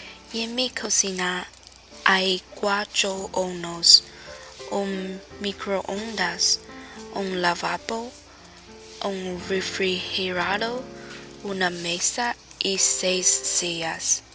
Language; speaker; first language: Spanish; non-native, learner; Chinese